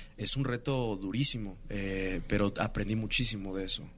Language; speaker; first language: Spanish; native; Spanish